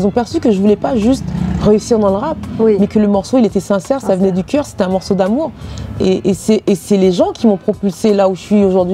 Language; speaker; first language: French; native; French